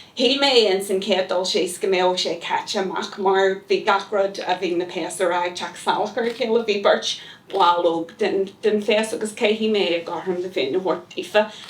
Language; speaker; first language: Irish; non-native, local second language; English